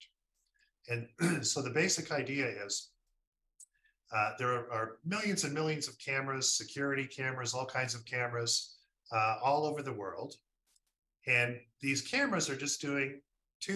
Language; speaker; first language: English; native; English